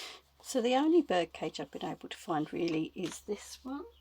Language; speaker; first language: English; native; English